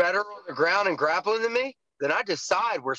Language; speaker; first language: English; native; English